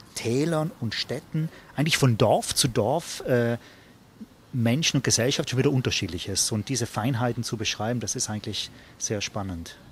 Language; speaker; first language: German; native; German